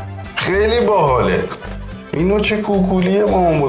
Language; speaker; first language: Persian; native; Persian